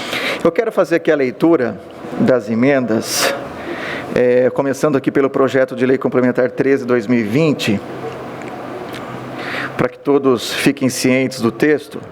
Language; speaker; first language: Portuguese; native; Portuguese